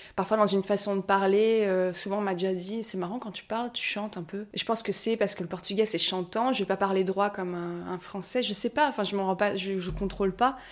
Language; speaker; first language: French; native; French